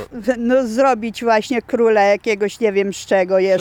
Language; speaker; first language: Polish; native; Polish